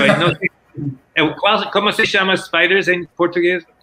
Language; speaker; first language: Portuguese; non-native, learner; English